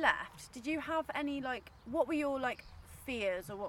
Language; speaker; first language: English; native; English